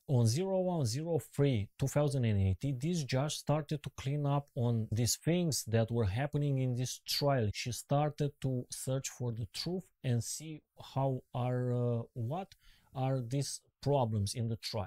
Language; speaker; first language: English; non-native, learner; Romanian